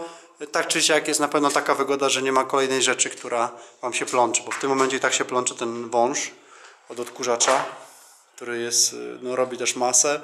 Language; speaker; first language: Polish; native; Polish